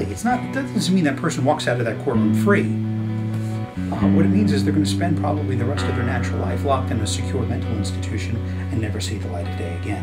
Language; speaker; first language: English; native; English